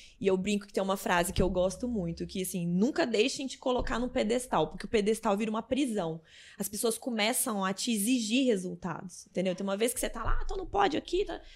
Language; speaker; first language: Portuguese; native; Portuguese